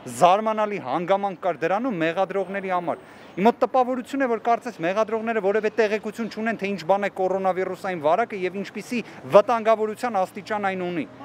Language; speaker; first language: Armenian; native; Armenian